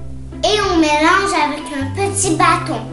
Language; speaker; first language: French; non-native, learner; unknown